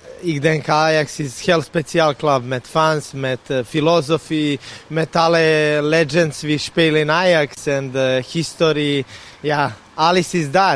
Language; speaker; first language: Dutch; non-native, learner; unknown